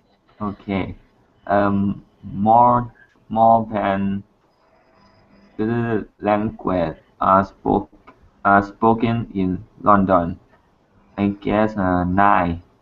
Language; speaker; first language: English; non-native, learner; Thai